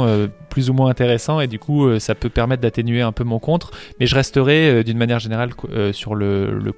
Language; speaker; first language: French; native; French